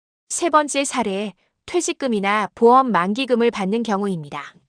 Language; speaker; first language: Korean; native; Korean